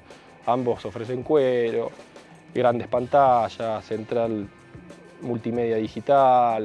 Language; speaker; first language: Spanish; native; Spanish